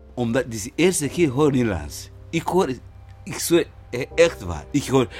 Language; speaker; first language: Dutch; non-native, learner; Rundi